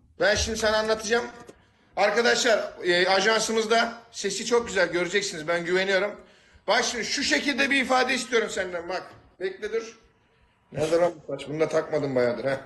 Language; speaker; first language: Turkish; native; Turkish